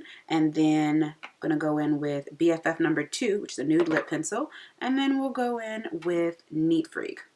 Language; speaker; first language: English; native; English